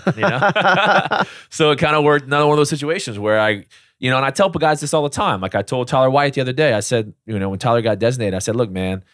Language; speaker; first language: English; native; English